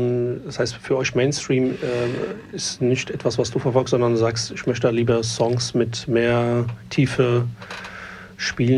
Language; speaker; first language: German; native; German